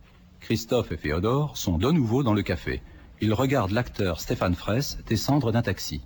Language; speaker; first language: French; native; French